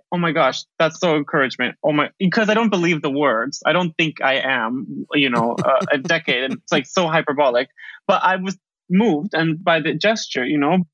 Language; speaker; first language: English; early bilingual, other home language; Spanish